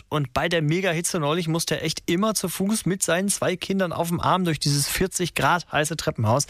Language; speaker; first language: German; native; German